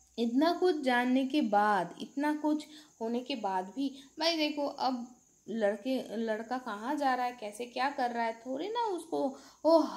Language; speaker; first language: Hindi; non-native, local second language; Bangla